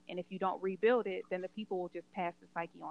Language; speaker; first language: English; native; English